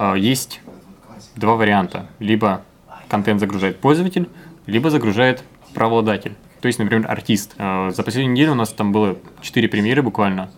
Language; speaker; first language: Russian; native; Russian